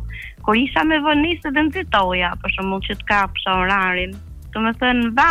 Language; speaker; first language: Albanian; native; Albanian